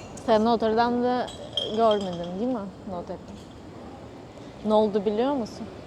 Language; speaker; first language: Turkish; non-native, learner; Russian